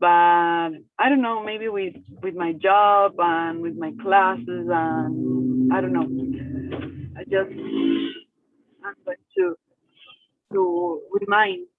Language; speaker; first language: English; non-native, learner; Spanish